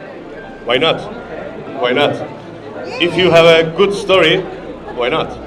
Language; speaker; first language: English; non-native, learner; Turkish